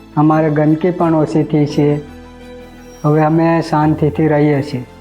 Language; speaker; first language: Gujarati; non-native, local second language; Rathawi